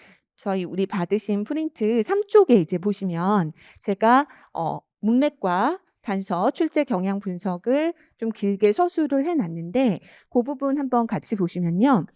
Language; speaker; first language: Korean; native; Korean